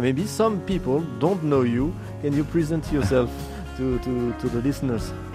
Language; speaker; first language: English; non-native, learner; French